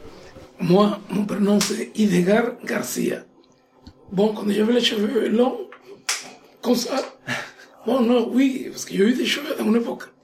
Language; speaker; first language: French; non-native, fluent; Spanish